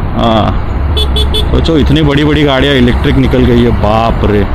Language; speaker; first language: Hindi; non-native, local second language; Marathi